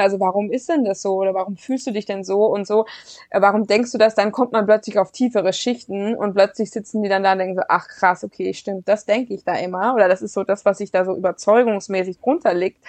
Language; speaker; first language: German; native; German